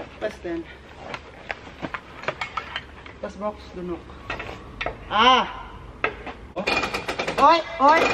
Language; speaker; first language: German; non-native, learner; Filipino